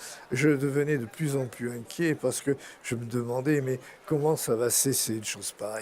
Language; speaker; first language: French; native; French